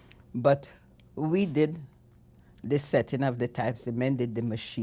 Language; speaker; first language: English; native; English